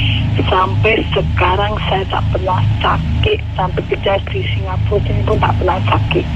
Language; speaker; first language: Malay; non-native, learner; Indonesian